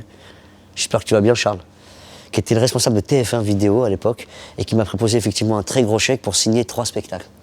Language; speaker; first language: French; early bilingual, other home language; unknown